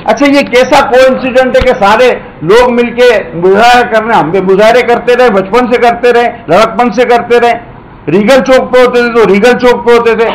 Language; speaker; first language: Urdu; non-native, local second language; Sindhi